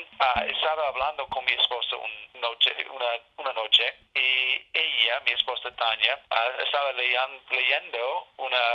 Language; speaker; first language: Spanish; non-native, learner; English